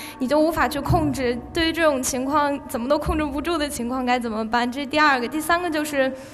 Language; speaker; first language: Chinese; native; Chinese